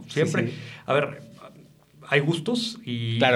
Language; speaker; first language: Spanish; native; Spanish